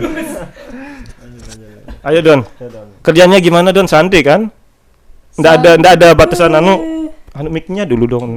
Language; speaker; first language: Indonesian; native; Indonesian